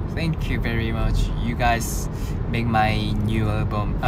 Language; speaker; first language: English; non-native, learner; Korean